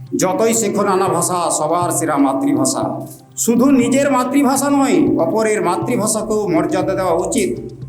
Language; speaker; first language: Bangla; non-native, local second language; Santali